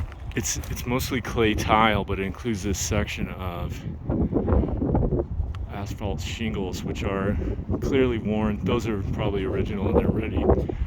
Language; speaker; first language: English; native; English